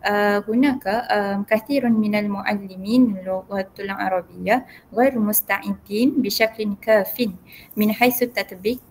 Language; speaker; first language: Arabic; non-native, learner; Malay